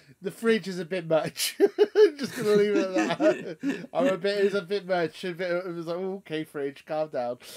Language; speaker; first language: English; native; English